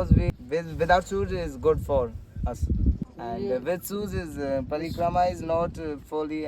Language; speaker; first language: English; non-native, learner; Hindi